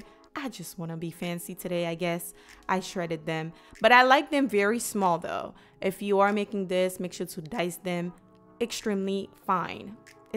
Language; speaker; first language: English; native; English